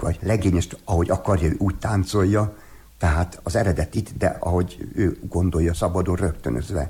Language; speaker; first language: Hungarian; native; Hungarian